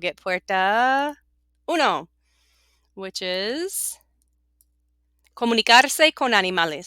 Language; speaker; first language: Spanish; non-native, fluent; English